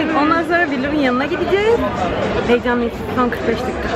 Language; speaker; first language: Turkish; native; Turkish